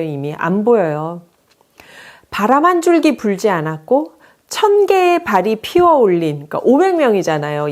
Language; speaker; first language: Korean; native; Korean